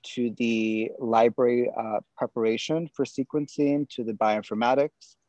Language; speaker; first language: English; native; English